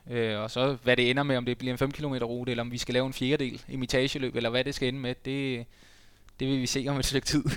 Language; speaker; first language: Danish; native; Danish